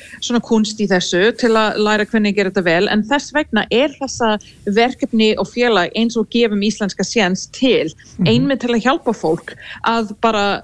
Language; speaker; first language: Icelandic; non-native, fluent; English